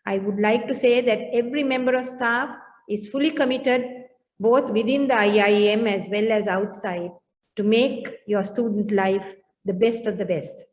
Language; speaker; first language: English; non-native, local second language; Sinhala